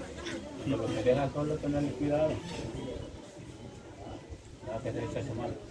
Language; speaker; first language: Spanish; native; Spanish